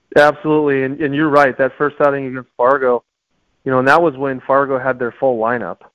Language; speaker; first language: English; native; English